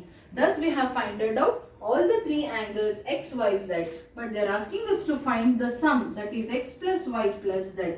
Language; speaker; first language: English; non-native, local second language; Kannada